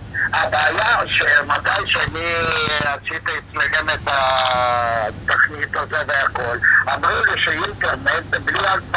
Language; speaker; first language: Hebrew; non-native, learner; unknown